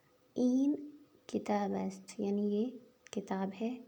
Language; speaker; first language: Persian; non-native, fluent; Urdu